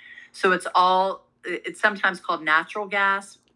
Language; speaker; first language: English; native; English